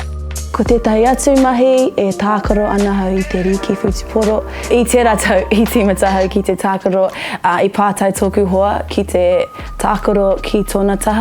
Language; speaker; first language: Māori; non-native, local second language; English